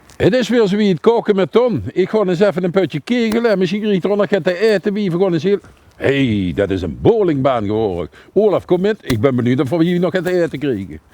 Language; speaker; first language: Dutch; native; Dutch